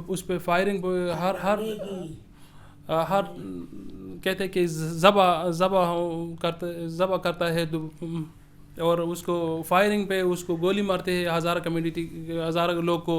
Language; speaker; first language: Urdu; early bilingual, other home language; Persian